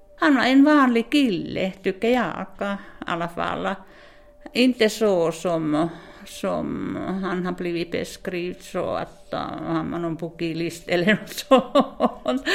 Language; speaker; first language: Swedish; non-native, fluent; Finnish